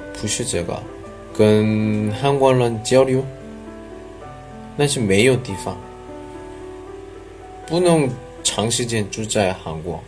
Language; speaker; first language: Chinese; non-native, learner; Korean